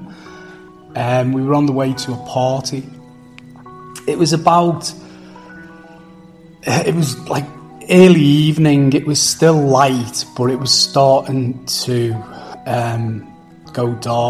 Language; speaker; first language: English; native; English